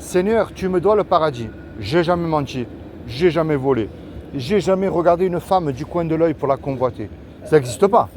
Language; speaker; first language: French; native; French